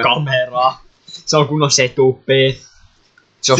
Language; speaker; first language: Finnish; native; Finnish